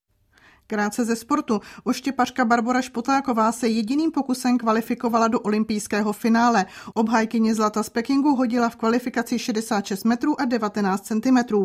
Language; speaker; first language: Czech; native; Czech